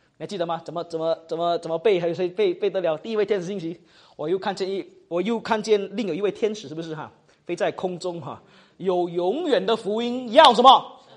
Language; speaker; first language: Chinese; native; Chinese